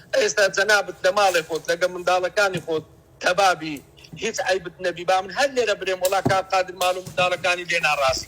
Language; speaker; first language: Central Kurdish; native; Central Kurdish